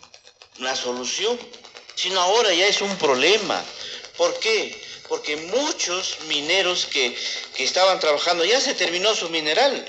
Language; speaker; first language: Spanish; native; Spanish